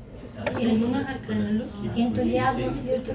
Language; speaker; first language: German; non-native, learner; Russian